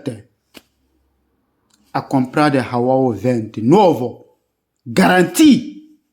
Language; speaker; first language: Italian; non-native, learner; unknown